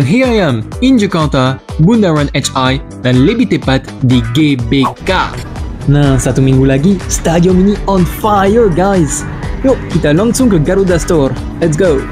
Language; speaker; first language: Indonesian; non-native, fluent; French